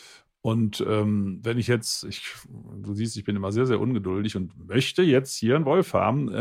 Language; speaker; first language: German; native; German